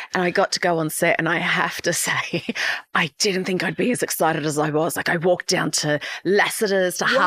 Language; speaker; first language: English; native; English